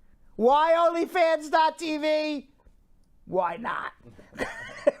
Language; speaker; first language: English; native; English